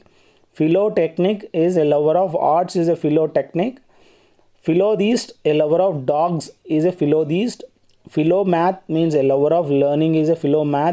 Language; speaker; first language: English; non-native, local second language; Telugu